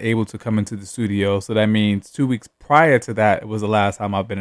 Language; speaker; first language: English; native; English